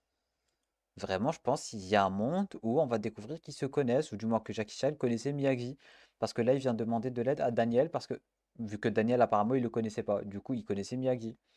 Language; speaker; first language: French; native; French